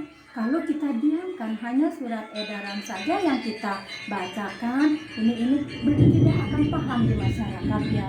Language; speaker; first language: Indonesian; non-native, local second language; Balinese